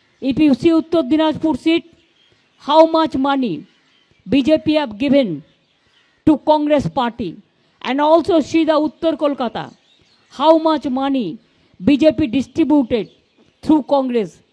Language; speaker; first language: English; non-native, local second language; Bangla